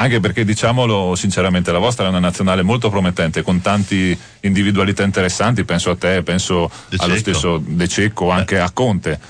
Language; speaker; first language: Italian; native; Italian